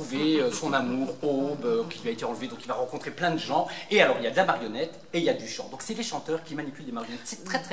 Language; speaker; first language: French; native; French